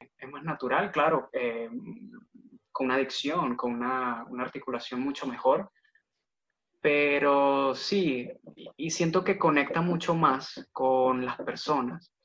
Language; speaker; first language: Spanish; native; Spanish